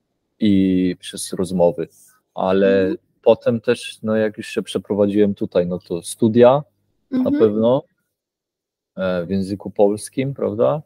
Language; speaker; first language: Polish; early bilingual, heritage; Polish